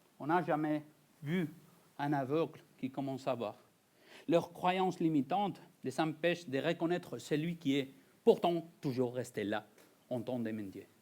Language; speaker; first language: French; non-native, fluent; Spanish